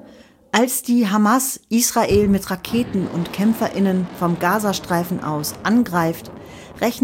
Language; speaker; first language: German; native; German